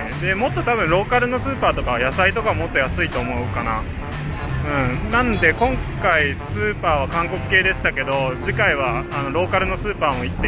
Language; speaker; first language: Japanese; native; Japanese